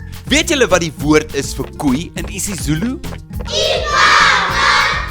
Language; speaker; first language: Afrikaans; native; Afrikaans